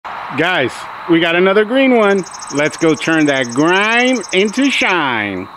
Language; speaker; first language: English; native; English